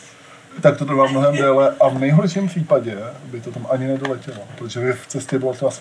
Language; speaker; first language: Czech; native; Czech